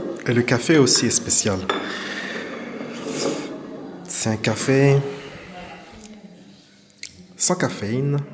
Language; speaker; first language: French; non-native, fluent; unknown